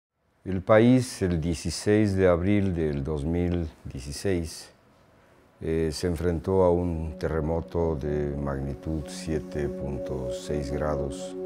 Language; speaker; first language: Spanish; native; Spanish